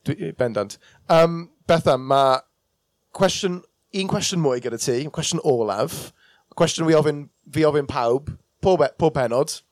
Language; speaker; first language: Welsh; non-native, local second language; English